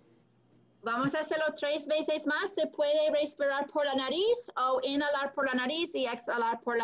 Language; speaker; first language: Spanish; non-native, fluent; English